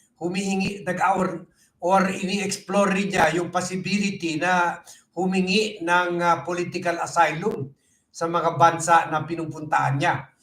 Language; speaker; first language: Filipino; native; Filipino